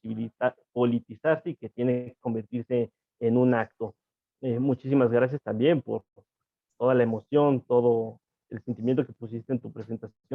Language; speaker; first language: Spanish; native; Spanish